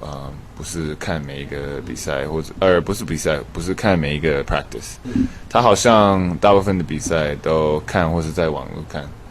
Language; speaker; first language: Chinese; early bilingual, heritage; English